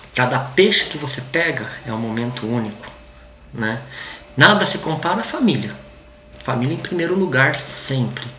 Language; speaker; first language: Portuguese; native; Portuguese